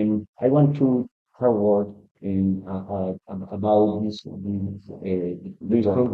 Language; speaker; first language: English; non-native, learner; Spanish